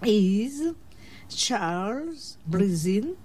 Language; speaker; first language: English; non-native, learner; French